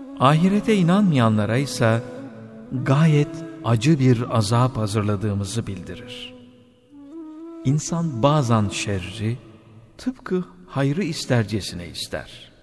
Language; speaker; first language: Turkish; native; Turkish